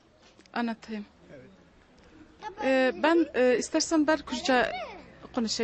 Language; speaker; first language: Turkish; non-native, learner; Kurdish